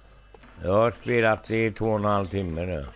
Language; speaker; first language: Swedish; non-native, local second language; Finnish